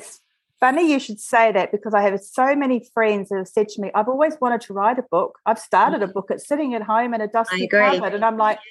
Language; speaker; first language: English; native; English